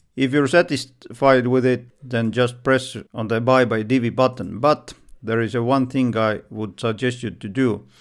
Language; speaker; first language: English; non-native, fluent; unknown